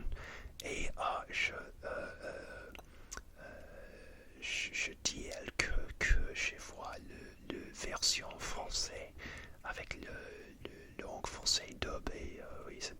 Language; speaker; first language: French; non-native, learner; English